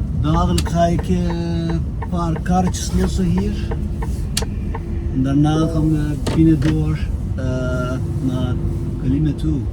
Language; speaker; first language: Dutch; non-native, fluent; Turkish